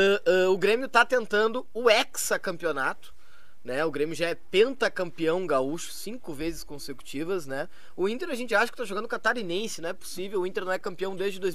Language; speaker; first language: Portuguese; native; Portuguese